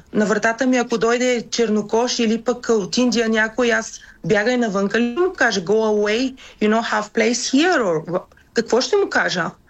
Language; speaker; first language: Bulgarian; native; Bulgarian